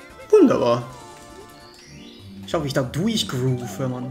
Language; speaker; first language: German; native; German